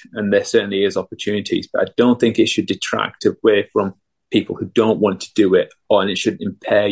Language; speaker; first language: English; native; English